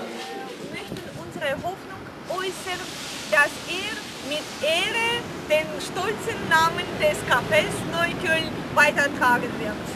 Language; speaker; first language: German; non-native, fluent; Russian